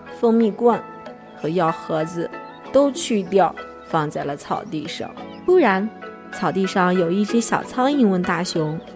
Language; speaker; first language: Chinese; native; Chinese